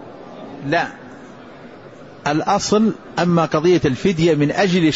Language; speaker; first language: Arabic; native; Arabic